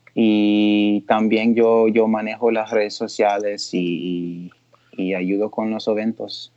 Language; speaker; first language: Spanish; early bilingual, heritage; Spanish